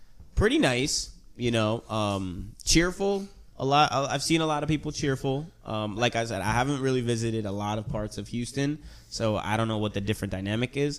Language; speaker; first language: English; early bilingual, other home language; Spanish